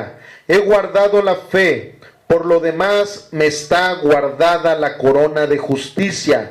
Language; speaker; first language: Spanish; native; Spanish